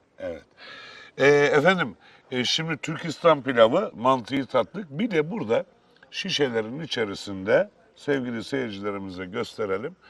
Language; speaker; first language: Turkish; native; Turkish